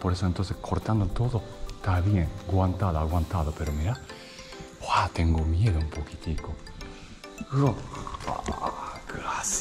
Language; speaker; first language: Spanish; non-native, learner; Japanese